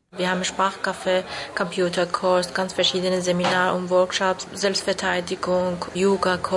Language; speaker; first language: German; non-native, learner; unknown